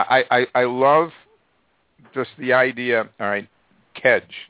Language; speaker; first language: English; native; English